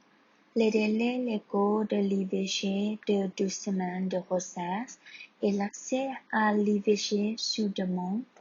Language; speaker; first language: French; non-native, learner; Thai